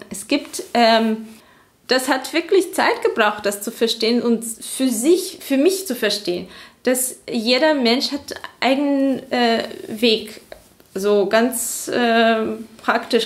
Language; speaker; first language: German; non-native, fluent; Azerbaijani